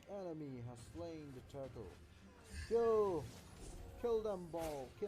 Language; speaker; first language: English; non-native, local second language; Khasi